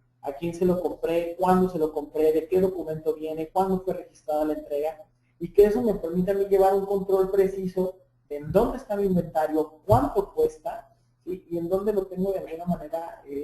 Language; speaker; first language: Spanish; native; Spanish